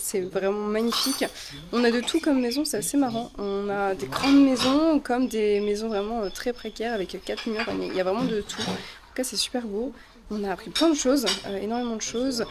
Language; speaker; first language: French; native; French